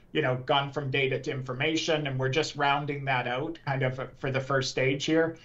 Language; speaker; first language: English; native; English